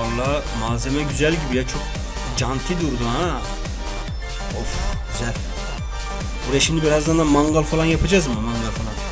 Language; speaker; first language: Turkish; native; Turkish